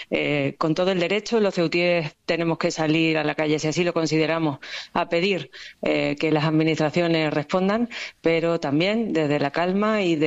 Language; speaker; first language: Spanish; native; Spanish